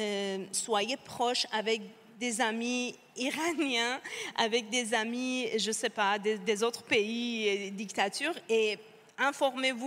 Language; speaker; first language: French; non-native, fluent; Persian